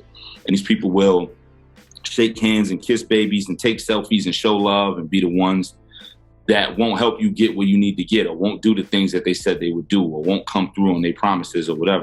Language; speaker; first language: English; native; English